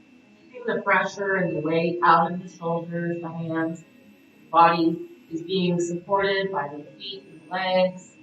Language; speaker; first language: English; native; English